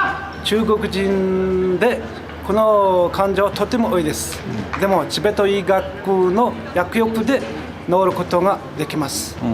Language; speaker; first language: Japanese; non-native, fluent; Tibetan